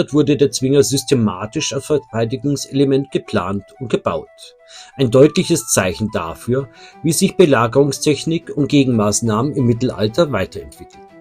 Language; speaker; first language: German; native; German